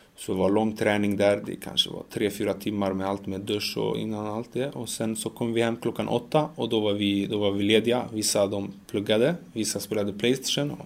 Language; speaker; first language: Swedish; early bilingual, other home language; Macedonian